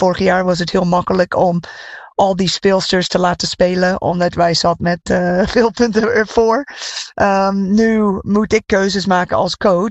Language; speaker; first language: Dutch; non-native, fluent; English